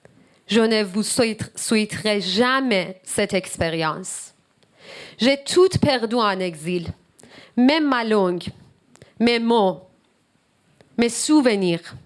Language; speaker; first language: French; non-native, learner; Persian